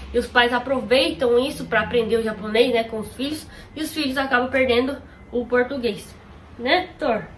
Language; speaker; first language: Portuguese; early bilingual, heritage; Portuguese